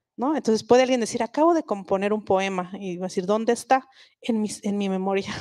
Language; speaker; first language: Spanish; non-native, local second language; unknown